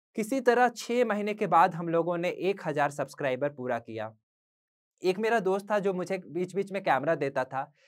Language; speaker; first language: Hindi; native; Hindi